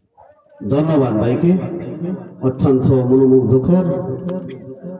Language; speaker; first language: Bangla; native; Bangla